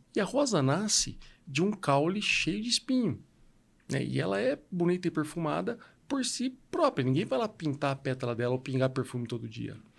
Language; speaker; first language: Portuguese; native; Portuguese